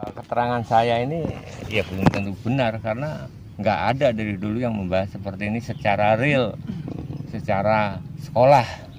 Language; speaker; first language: Indonesian; non-native, local second language; Javanese